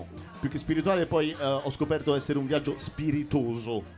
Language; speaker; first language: Italian; native; Italian